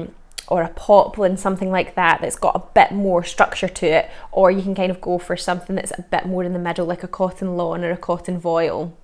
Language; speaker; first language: English; native; English